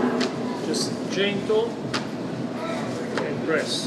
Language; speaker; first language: English; non-native, fluent; Italian